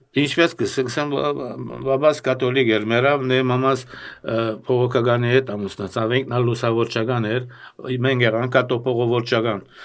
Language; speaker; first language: Armenian; early bilingual, heritage; Armenian